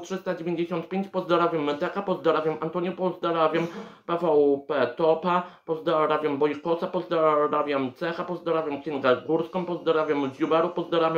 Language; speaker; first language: Polish; native; Polish